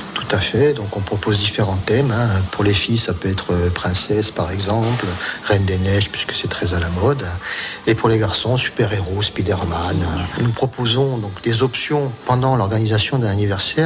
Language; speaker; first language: French; native; French